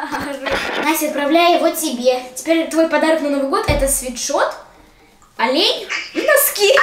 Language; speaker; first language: Russian; native; Russian